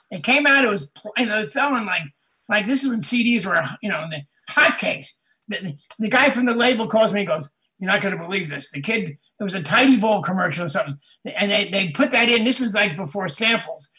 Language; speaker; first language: English; native; English